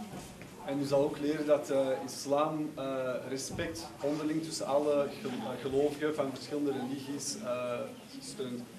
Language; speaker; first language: Dutch; early bilingual, other home language; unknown